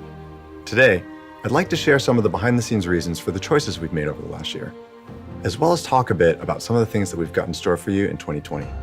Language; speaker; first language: English; native; English